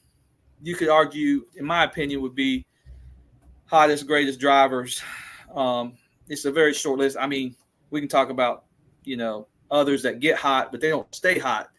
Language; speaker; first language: English; native; English